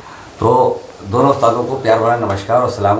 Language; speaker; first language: Hindi; native; Hindi